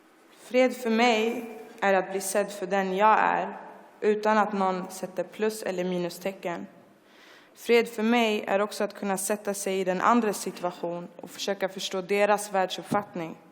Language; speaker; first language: Swedish; early bilingual, other home language; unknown